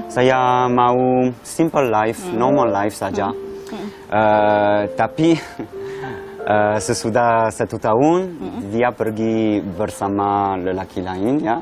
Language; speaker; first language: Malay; non-native, learner; French